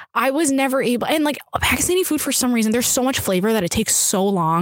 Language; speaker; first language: English; early bilingual, other home language; Urdu